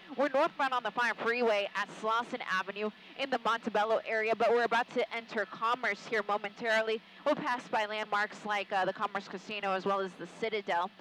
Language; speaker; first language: English; early bilingual, other home language; Spanish